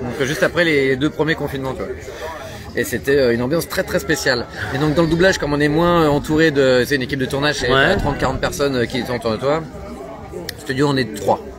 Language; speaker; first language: French; native; French